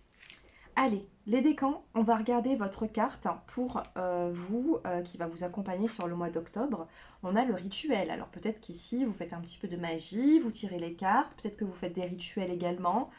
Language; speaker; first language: French; native; French